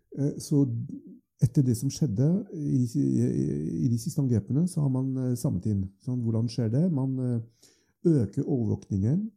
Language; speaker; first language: Norwegian; non-native, fluent; French